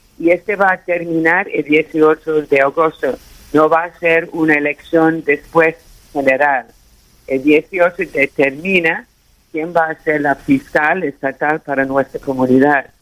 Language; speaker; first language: Spanish; early bilingual, heritage; Spanish